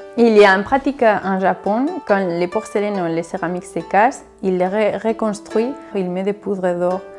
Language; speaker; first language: French; non-native, fluent; Spanish